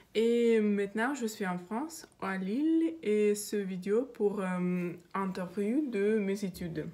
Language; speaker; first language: French; non-native, learner; Russian